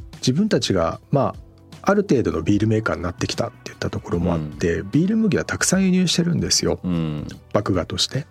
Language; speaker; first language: Japanese; native; Japanese